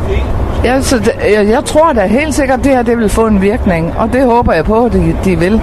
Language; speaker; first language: Danish; native; Danish